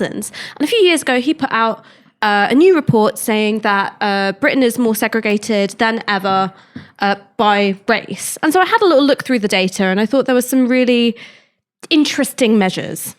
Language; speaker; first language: English; native; English